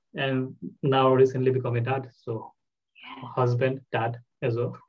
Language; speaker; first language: English; non-native, local second language; Bangla